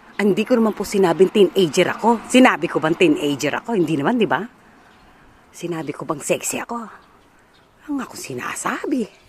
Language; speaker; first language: Filipino; native; Filipino